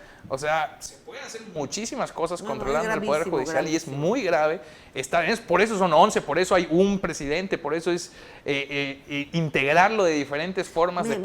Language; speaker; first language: Spanish; native; Spanish